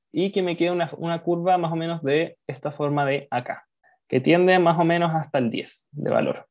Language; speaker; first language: Spanish; native; Spanish